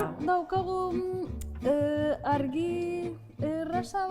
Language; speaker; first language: Basque; non-native, learner; Turkish